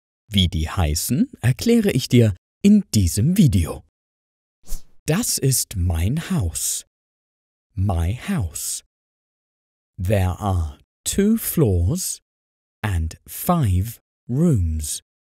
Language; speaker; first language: German; native; German